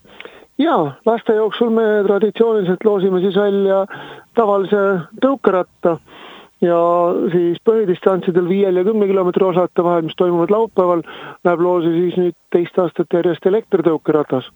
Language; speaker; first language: Estonian; native; Estonian